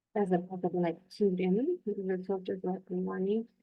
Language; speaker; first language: English; non-native, learner; Kazakh